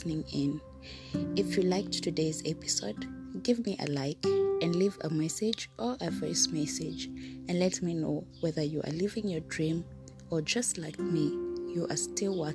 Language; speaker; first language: English; non-native, local second language; Luo (Kenya and Tanzania)